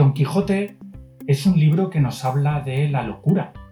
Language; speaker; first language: Spanish; native; Spanish